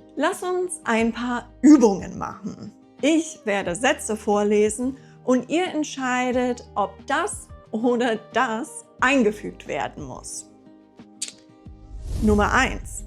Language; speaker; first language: German; non-native, fluent; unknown